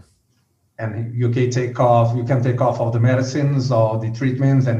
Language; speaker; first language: English; non-native, fluent; Portuguese